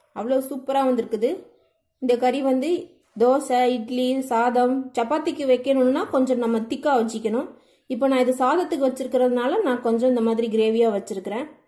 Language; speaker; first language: Tamil; non-native, local second language; Telugu